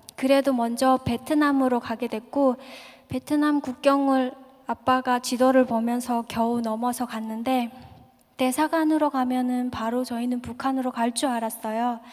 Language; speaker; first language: Korean; native; Korean